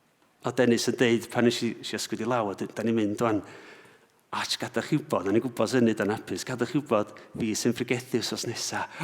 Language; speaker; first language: Welsh; native; Welsh